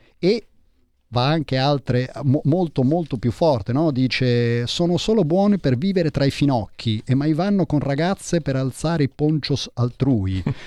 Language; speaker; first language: Italian; early bilingual, heritage; Italian